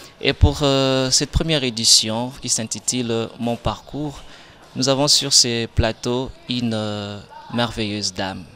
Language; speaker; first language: French; non-native, local second language; Lingala